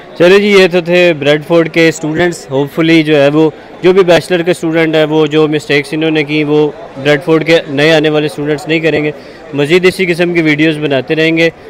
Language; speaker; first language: Urdu; non-native, local second language; Punjabi